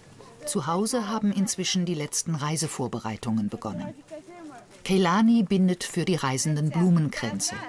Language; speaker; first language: German; native; German